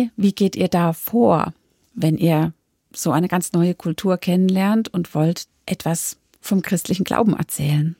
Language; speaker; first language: German; native; German